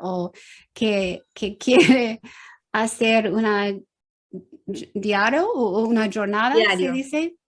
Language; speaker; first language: Spanish; non-native, learner; English